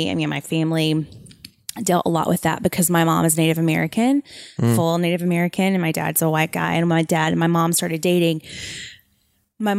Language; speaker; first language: English; native; English